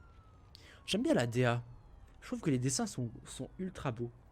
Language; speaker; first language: French; native; French